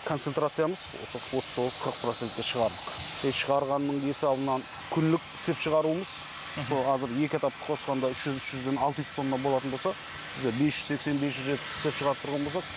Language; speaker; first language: Uzbek; non-native, local second language; Kara-Kalpak